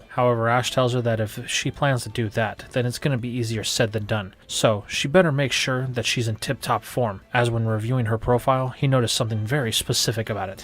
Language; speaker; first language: English; native; English